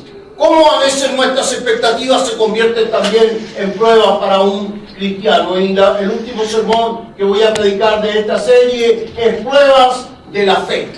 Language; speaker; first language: Spanish; native; Spanish